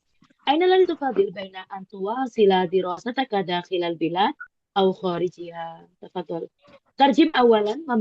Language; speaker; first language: Arabic; non-native, fluent; Indonesian